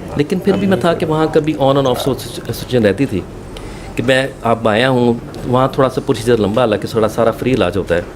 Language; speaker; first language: Urdu; native; Urdu